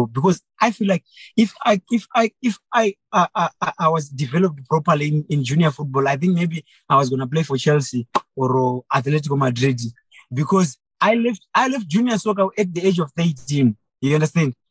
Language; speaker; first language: English; non-native, local second language; Shona